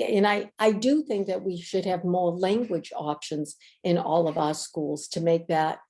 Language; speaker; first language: English; native; English